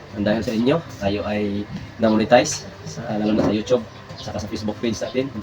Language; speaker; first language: Filipino; non-native, local second language; Cebuano